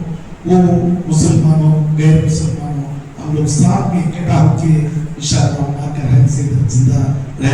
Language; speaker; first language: Hindi; non-native, local second language; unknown